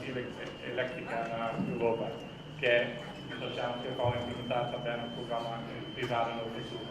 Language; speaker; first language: Portuguese; non-native, fluent; Dutch